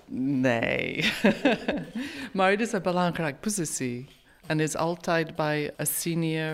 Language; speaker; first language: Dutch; non-native, learner; English